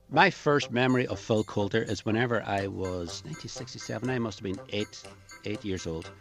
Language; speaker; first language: English; native; English